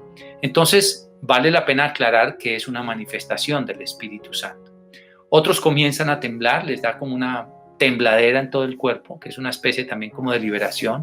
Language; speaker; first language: Spanish; native; Spanish